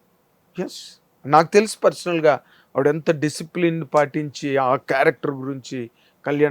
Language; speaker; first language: Telugu; native; Telugu